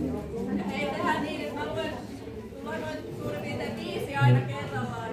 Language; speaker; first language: Finnish; native; Finnish